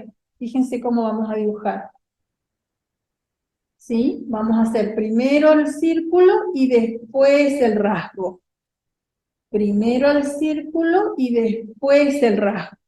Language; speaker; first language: Spanish; native; Spanish